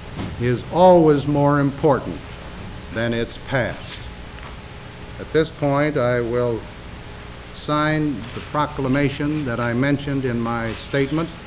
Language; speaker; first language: English; native; English